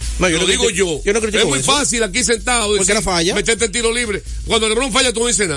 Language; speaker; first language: Spanish; native; Spanish